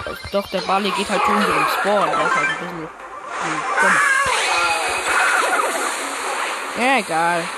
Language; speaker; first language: German; native; German